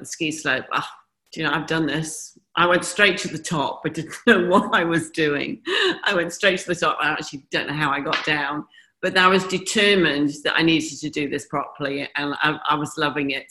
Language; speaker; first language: English; native; English